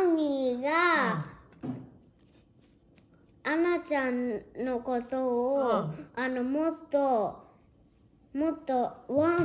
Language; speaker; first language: Japanese; early bilingual, heritage; Japanese